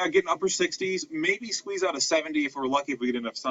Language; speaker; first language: English; native; English